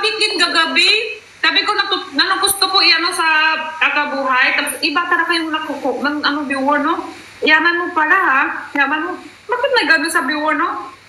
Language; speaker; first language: Filipino; non-native, local second language; Cebuano